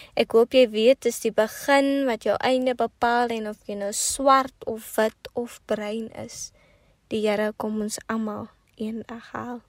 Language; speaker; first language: Afrikaans; native; Afrikaans